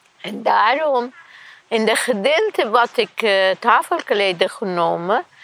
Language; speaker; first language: Dutch; non-native, learner; Persian